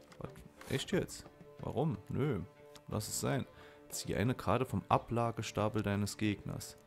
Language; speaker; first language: German; native; German